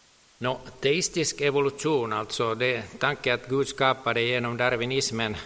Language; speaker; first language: Swedish; non-native, local second language; Finnish